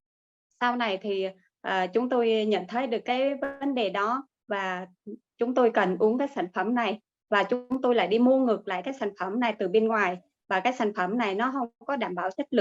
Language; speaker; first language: Vietnamese; native; Vietnamese